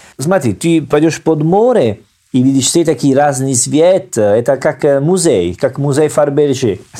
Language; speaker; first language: Russian; non-native, fluent; Italian